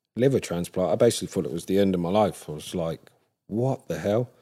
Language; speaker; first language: English; native; English